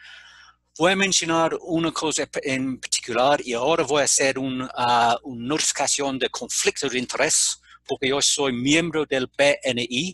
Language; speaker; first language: Spanish; non-native, fluent; English